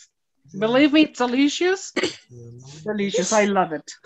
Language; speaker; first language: English; non-native, learner; Spanish